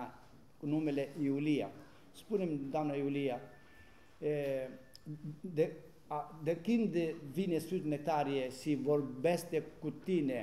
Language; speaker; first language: Romanian; non-native, learner; Greek